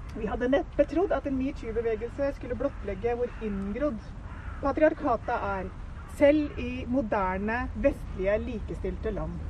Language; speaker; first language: Norwegian; early bilingual, other home language; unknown